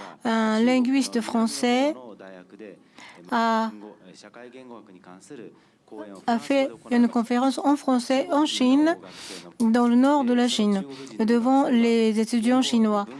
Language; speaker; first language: French; non-native, fluent; Japanese